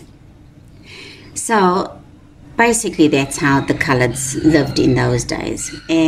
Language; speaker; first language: English; native; English